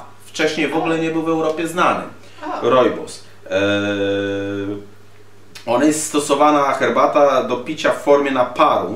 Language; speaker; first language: Polish; native; Polish